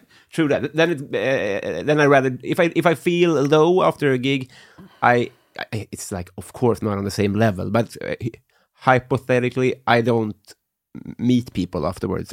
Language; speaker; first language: English; non-native, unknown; Swedish